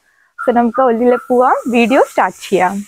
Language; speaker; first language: Malayalam; non-native, learner; Hindi